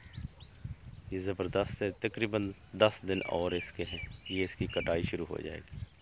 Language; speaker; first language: Urdu; non-native, local second language; Punjabi